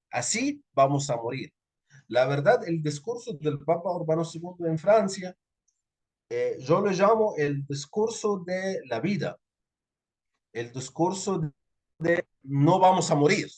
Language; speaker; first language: Spanish; non-native, fluent; Arabic